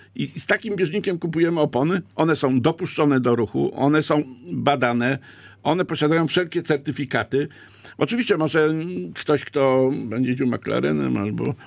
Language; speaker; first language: Polish; native; Polish